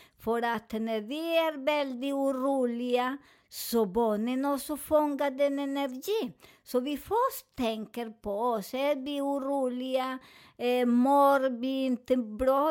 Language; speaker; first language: Swedish; non-native, fluent; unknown